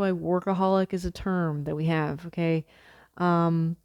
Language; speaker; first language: English; native; English